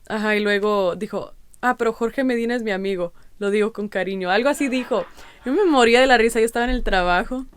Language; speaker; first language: Spanish; early bilingual, heritage; Spanish